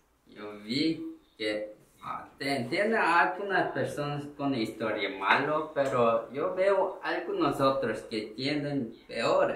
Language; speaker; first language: Spanish; non-native, learner; Korean